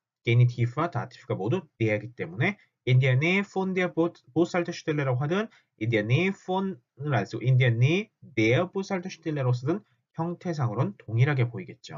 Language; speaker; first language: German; non-native, fluent; Korean